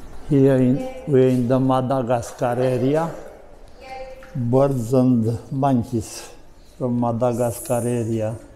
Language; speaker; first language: English; non-native, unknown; Romanian